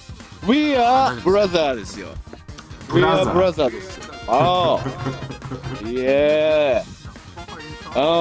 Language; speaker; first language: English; non-native, learner; Japanese